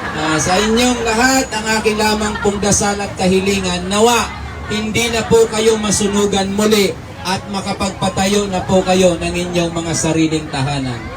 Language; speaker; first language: Filipino; non-native, local second language; Cebuano